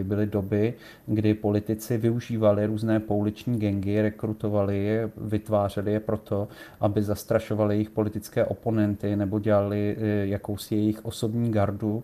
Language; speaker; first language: Czech; native; Czech